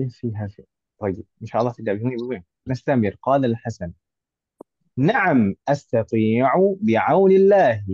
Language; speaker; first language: Arabic; non-native, fluent; Indonesian